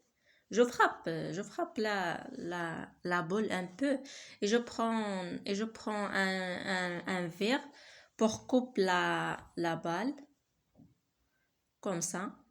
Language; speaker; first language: French; non-native, learner; Arabic